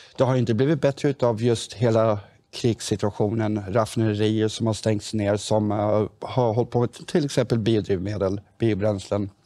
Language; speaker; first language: Swedish; native; Swedish